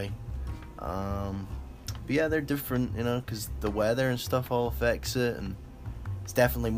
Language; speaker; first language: English; native; English